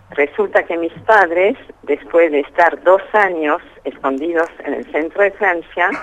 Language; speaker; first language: Spanish; early bilingual, other home language; French